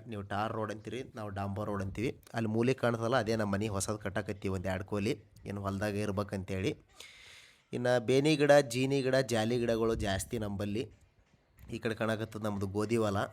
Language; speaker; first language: Kannada; native; Kannada